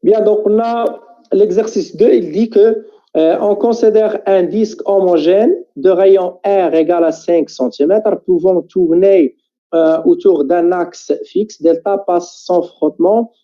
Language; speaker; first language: French; non-native, local second language; Arabic